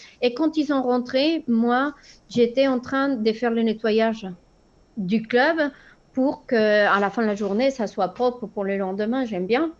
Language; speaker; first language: French; non-native, fluent; Spanish